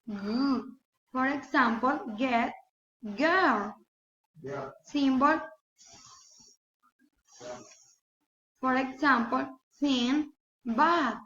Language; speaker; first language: English; non-native, learner; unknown